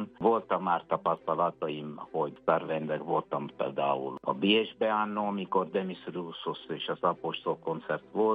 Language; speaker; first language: Hungarian; non-native, fluent; Italian